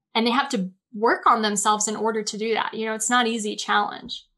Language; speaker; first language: English; native; English